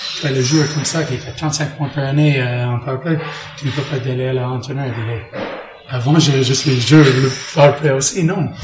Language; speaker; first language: French; non-native, learner; English